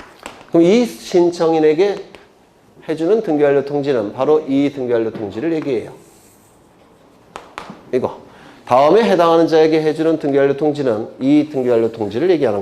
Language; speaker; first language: Korean; native; Korean